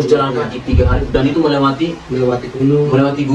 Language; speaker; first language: Indonesian; native; Indonesian